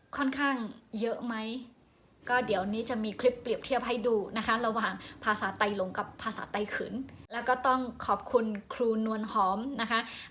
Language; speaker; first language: Thai; non-native, local second language; Shan